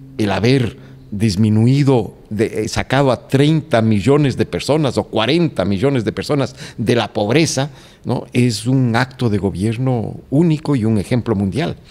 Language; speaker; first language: Spanish; native; Spanish